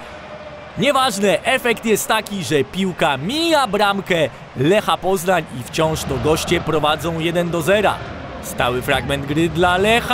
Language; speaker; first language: Polish; native; Polish